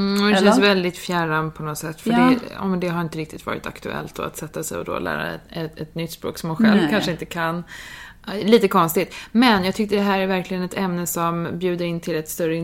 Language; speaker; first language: Swedish; native; Swedish